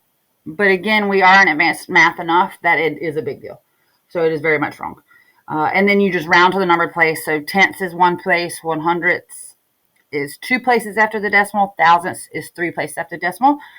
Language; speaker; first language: English; native; English